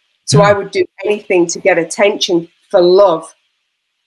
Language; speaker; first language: English; native; English